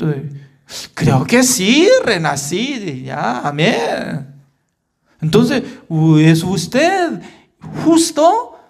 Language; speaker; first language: Spanish; non-native, fluent; Korean